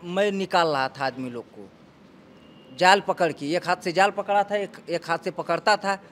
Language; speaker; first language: Hindi; native; Hindi